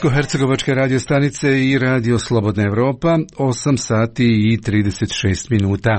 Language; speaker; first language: Croatian; native; Croatian